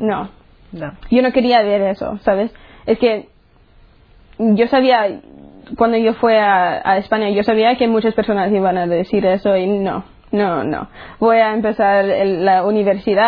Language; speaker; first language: Spanish; early bilingual, heritage; English